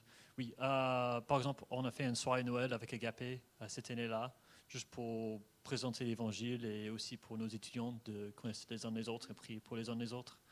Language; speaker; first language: French; non-native, fluent; English